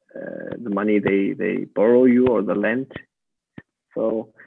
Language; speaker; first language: English; non-native, fluent; German